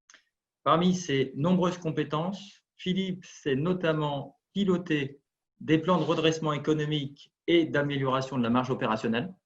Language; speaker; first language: French; native; French